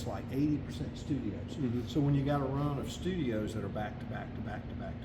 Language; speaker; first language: English; native; English